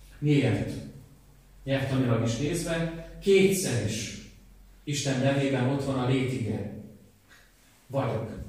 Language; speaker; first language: Hungarian; native; Hungarian